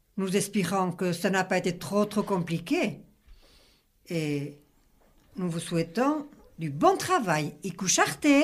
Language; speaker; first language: French; native; French